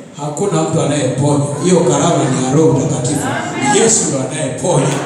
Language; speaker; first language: Swahili; non-native, local second language; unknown